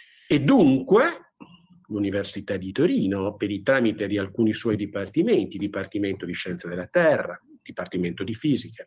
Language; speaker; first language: Italian; native; Italian